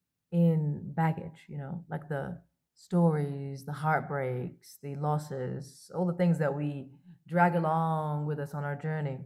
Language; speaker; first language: English; non-native, local second language; Arabic